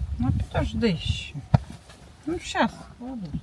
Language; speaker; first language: Polish; non-native, learner; Ukrainian